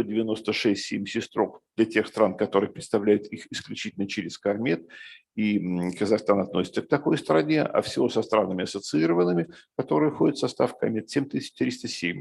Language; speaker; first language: Russian; native; Russian